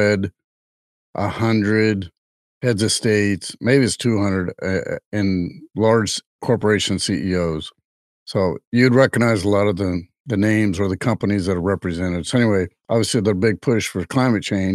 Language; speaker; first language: English; native; English